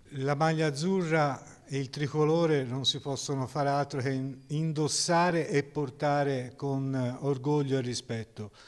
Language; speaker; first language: Italian; native; Italian